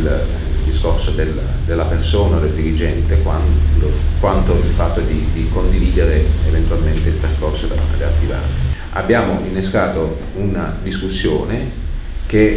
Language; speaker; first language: Italian; native; Italian